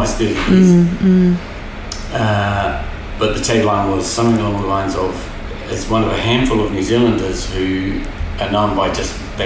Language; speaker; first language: English; native; English